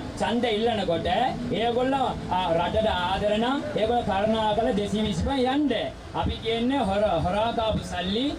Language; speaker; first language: Sinhala; non-native, local second language; Tamil